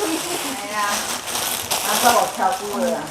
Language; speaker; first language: Chinese; native; Chinese